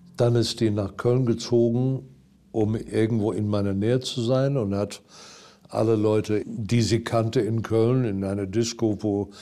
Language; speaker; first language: German; non-native, fluent; English